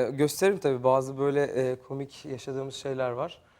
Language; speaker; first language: Turkish; native; Turkish